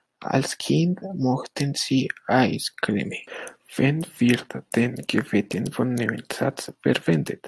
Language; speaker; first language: German; non-native, learner; Spanish